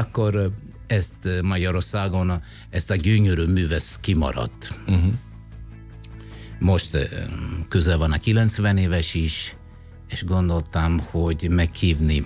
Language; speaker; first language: Hungarian; non-native, fluent; Italian